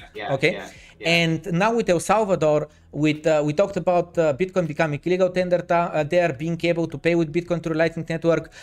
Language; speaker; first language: English; non-native, fluent; Bulgarian